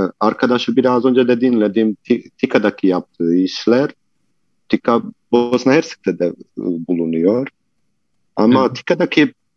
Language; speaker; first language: Turkish; non-native, fluent; Bosnian